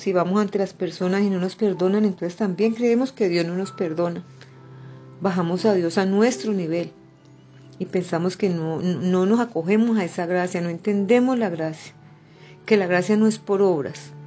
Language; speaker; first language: Spanish; native; Spanish